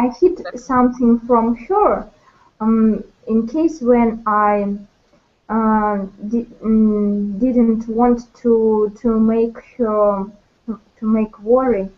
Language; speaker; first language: English; non-native, learner; Russian